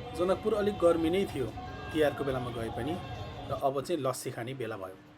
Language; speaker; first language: Nepali; native; Nepali